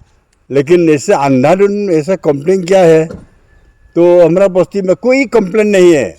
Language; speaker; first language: Hindi; non-native, local second language; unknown